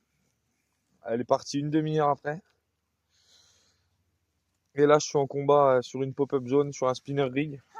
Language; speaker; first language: French; native; French